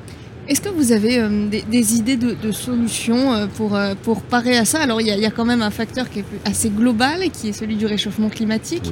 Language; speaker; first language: French; native; French